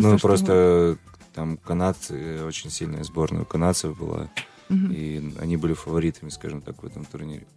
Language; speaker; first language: Russian; native; Russian